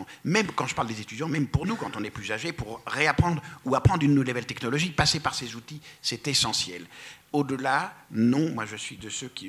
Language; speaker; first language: French; native; French